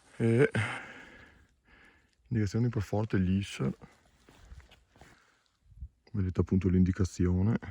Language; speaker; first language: Italian; native; Italian